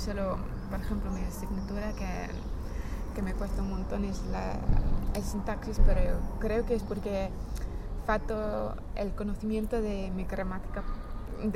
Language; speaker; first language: Spanish; non-native, fluent; English